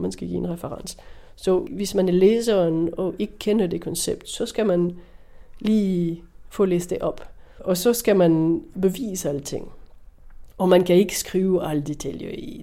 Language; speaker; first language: Danish; non-native, fluent; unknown